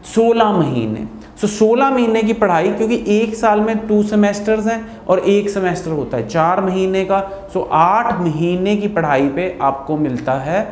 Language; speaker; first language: Hindi; non-native, local second language; Punjabi